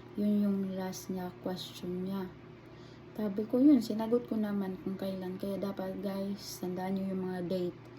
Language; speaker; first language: Filipino; non-native, local second language; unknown